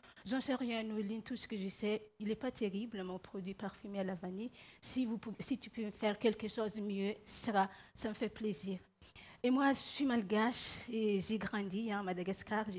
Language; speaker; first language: French; non-native, local second language; Malagasy